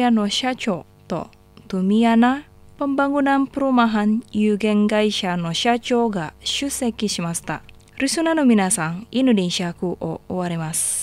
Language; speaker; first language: Japanese; non-native, fluent; Indonesian